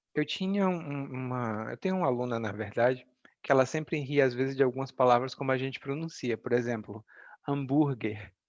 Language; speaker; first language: Portuguese; native; Portuguese